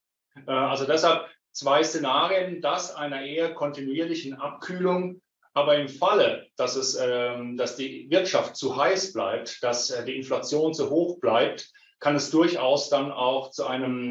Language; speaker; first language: German; native; German